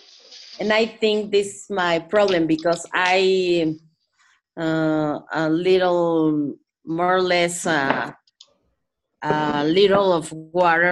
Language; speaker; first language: English; non-native, learner; Spanish